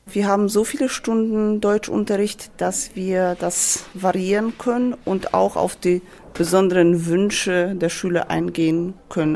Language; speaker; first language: German; non-native, fluent; Polish